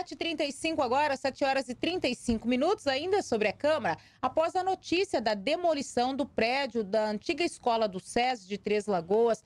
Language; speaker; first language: Portuguese; native; Portuguese